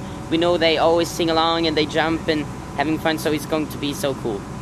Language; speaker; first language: English; non-native, fluent; Norwegian